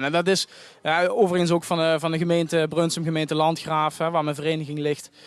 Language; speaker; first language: Dutch; native; Dutch